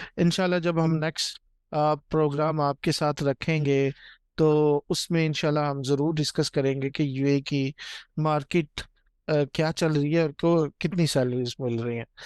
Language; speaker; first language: Urdu; non-native, local second language; Punjabi